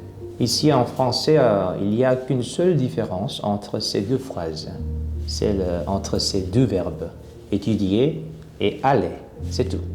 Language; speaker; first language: French; non-native, fluent; Korean